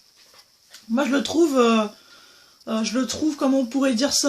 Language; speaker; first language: French; native; French